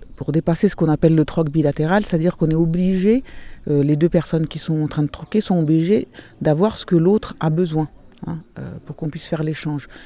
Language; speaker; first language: French; non-native, fluent; Portuguese